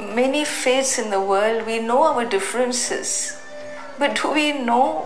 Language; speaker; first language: English; non-native, local second language; Hindi